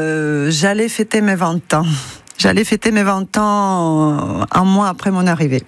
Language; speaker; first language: French; non-native, fluent; Russian